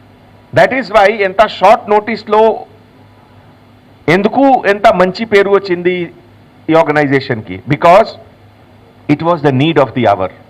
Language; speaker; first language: Telugu; non-native, local second language; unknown